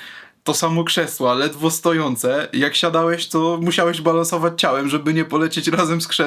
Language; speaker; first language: Polish; native; Polish